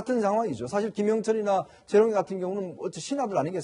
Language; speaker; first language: Korean; native; Korean